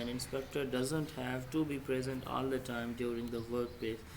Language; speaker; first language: English; non-native, local second language; Urdu